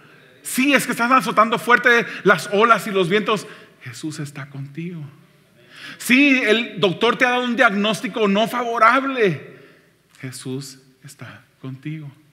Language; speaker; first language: Spanish; native; Spanish